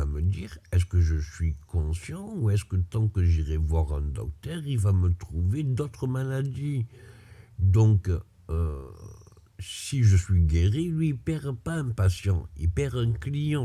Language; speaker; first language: French; native; French